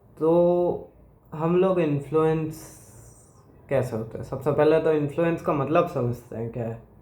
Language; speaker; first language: Hindi; non-native, local second language; Gujarati